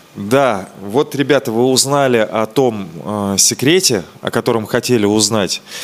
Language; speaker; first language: Russian; native; Russian